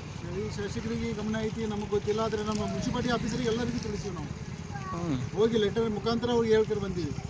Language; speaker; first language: Kannada; non-native, local second language; Urdu